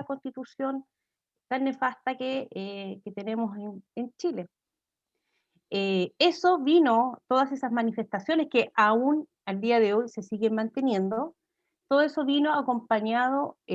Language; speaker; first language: Spanish; native; Spanish